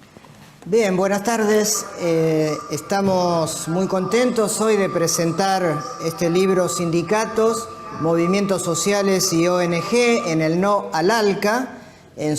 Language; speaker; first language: Spanish; native; Spanish